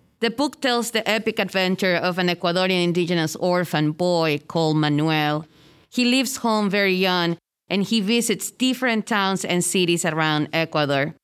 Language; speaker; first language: English; non-native, fluent; Spanish